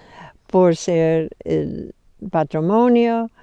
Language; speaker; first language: Spanish; non-native, fluent; English